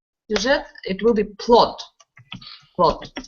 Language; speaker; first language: English; non-native, fluent; Russian